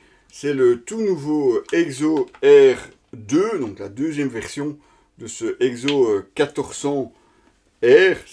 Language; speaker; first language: French; native; French